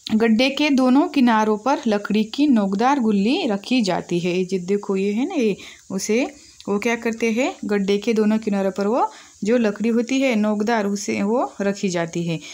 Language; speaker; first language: Hindi; non-native, local second language; Marathi